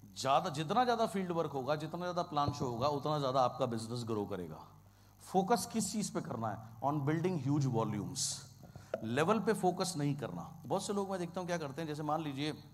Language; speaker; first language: Hindi; non-native, local second language; Kannada